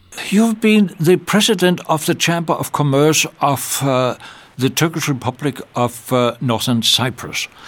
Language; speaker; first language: English; non-native, fluent; Danish